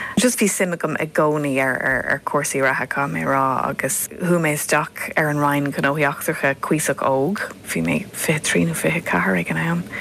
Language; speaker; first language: Irish; non-native, local second language; English